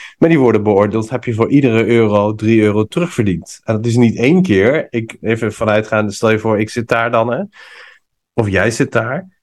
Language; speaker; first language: Dutch; non-native, fluent; Persian